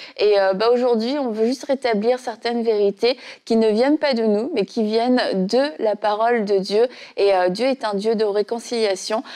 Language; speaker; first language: French; native; French